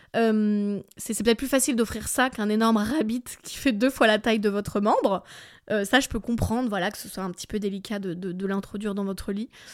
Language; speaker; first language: French; early bilingual, other home language; English